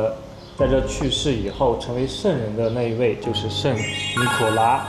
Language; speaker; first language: Chinese; native; Chinese